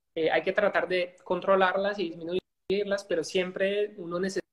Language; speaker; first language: Spanish; non-native, fluent; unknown